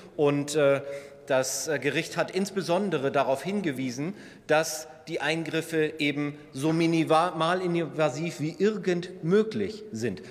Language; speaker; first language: German; native; German